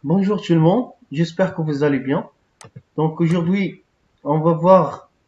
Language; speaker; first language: French; non-native, local second language; Arabic